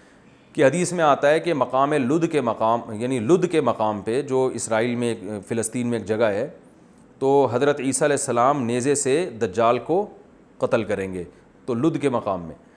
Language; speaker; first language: Urdu; native; Urdu